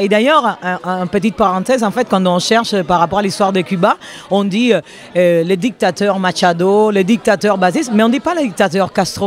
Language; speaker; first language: French; non-native, fluent; Spanish